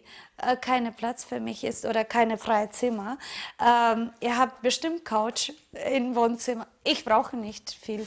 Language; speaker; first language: German; non-native, fluent; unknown